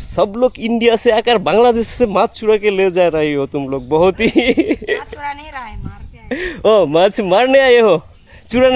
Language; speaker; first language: Hindi; non-native, learner; Bangla